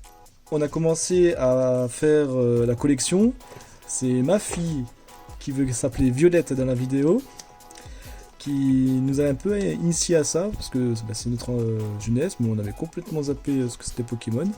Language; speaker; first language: French; native; French